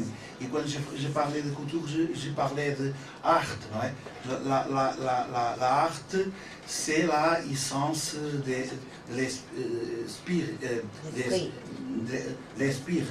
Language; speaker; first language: French; non-native, learner; Portuguese